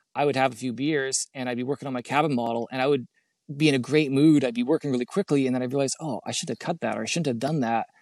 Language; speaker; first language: English; native; English